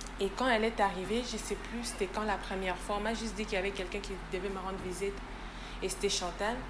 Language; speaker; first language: French; native; French